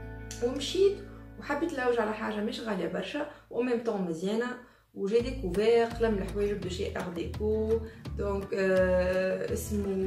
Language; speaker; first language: Arabic; native; Arabic